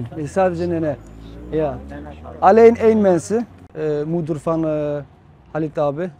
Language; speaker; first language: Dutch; non-native, learner; Turkish